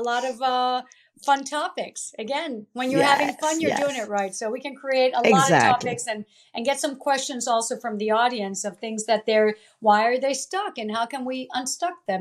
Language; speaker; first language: English; early bilingual, other home language; Italian